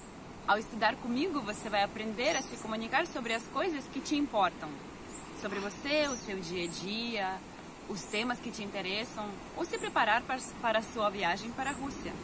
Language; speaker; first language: Portuguese; non-native, fluent; Russian